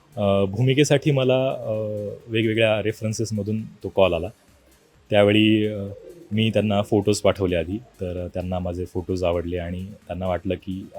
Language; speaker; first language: Marathi; native; Marathi